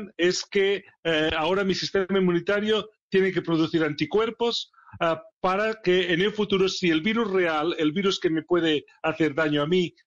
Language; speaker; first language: Spanish; native; Spanish